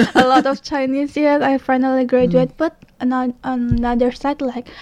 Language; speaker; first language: English; non-native, learner; Indonesian